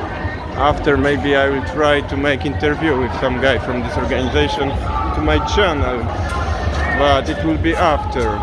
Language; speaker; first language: English; non-native, fluent; Polish